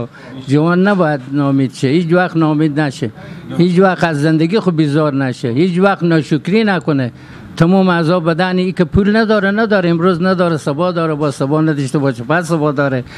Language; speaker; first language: Persian; native; Persian